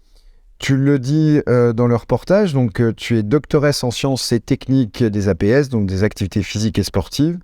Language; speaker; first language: French; native; French